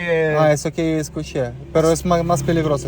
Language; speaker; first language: Spanish; non-native, learner; Russian